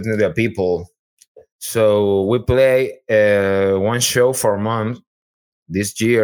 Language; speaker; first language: English; non-native, learner; Spanish